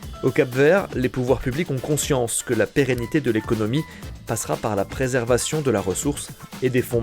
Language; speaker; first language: French; native; French